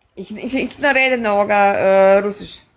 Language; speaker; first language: German; non-native, learner; Serbian